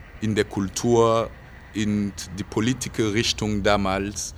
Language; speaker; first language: German; non-native, fluent; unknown